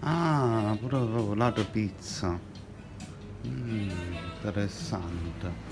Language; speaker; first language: Italian; native; Italian